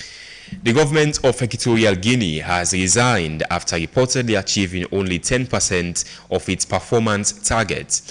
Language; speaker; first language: English; non-native, local second language; Krio